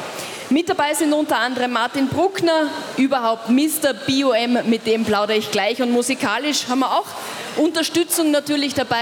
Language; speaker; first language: German; native; German